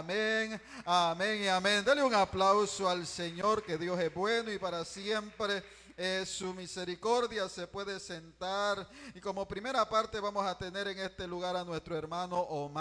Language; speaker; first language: Spanish; native; Spanish